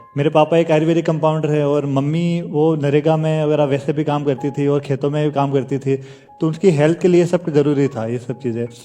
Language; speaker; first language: Hindi; native; Hindi